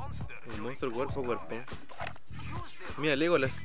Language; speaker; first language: Spanish; native; Spanish